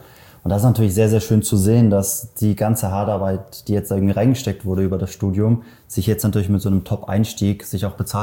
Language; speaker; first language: German; native; German